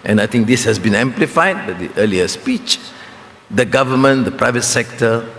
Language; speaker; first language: English; non-native, local second language; Malay